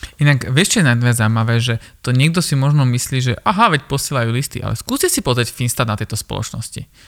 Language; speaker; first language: Slovak; early bilingual, other home language; Armenian